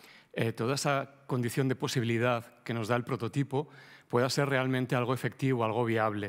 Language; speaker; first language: Spanish; native; Spanish